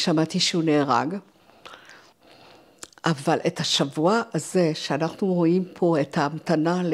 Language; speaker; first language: Hebrew; non-native, fluent; French